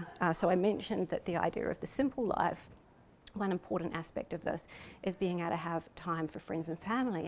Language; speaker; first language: English; native; English